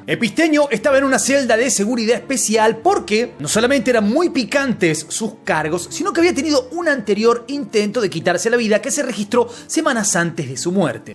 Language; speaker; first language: Spanish; native; Spanish